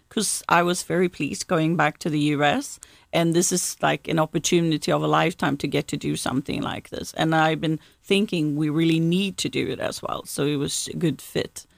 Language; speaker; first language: English; non-native, fluent; Swedish